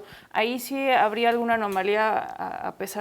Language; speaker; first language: Spanish; native; Spanish